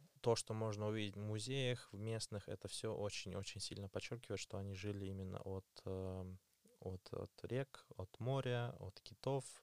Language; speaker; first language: Russian; native; Russian